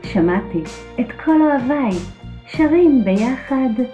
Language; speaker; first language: Hebrew; native; Hebrew